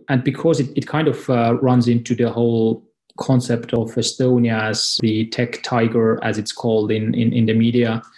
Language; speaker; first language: English; non-native, fluent; Estonian